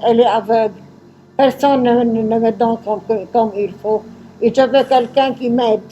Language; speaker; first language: French; non-native, local second language; Arabic